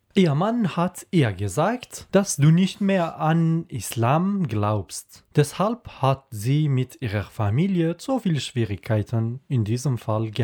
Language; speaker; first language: German; non-native, learner; Persian